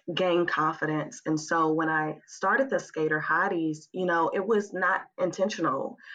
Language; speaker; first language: English; native; English